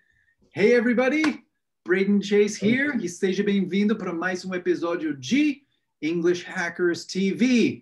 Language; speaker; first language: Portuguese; non-native, fluent; English